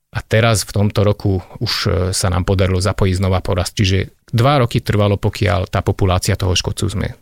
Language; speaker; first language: Slovak; non-native, local second language; Hungarian